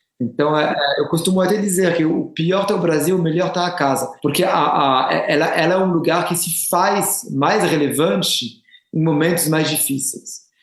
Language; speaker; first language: Portuguese; non-native, fluent; French